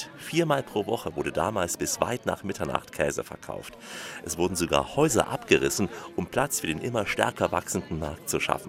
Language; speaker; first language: German; native; German